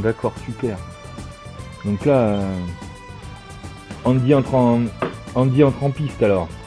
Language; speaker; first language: French; native; French